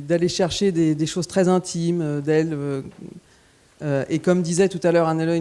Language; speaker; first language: French; native; French